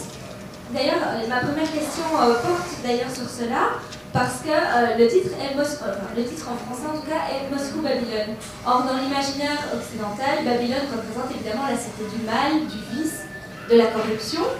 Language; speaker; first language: French; native; French